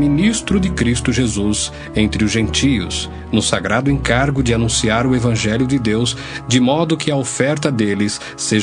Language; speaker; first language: Portuguese; native; Portuguese